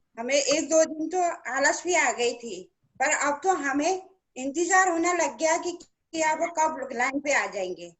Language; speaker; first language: Hindi; non-native, local second language; Nepali